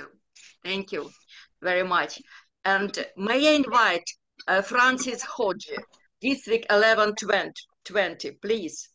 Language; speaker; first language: English; non-native, learner; Ukrainian